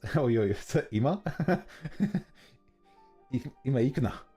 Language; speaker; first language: Japanese; non-native, learner; English